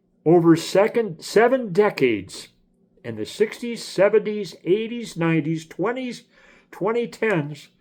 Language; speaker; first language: English; native; English